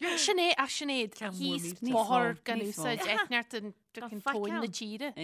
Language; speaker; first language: Irish; native; Irish